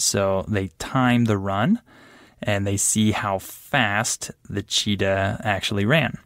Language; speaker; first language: English; native; English